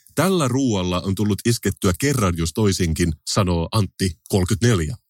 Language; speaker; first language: Finnish; native; Finnish